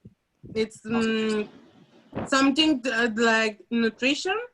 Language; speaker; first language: English; non-native, learner; Spanish